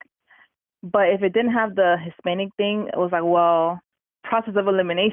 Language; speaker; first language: English; native; English